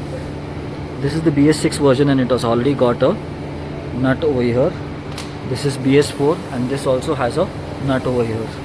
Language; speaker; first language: English; non-native, local second language; Hindi